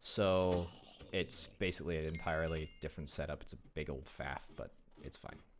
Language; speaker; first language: English; native; English